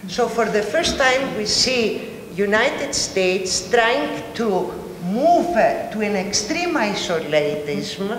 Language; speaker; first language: English; non-native, fluent; Greek